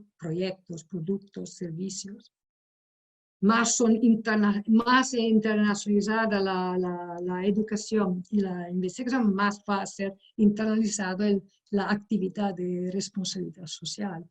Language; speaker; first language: Spanish; non-native, fluent; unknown